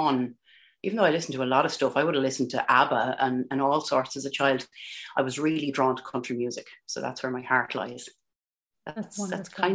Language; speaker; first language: English; native; English